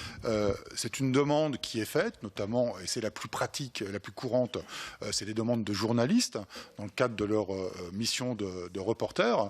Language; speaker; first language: French; native; French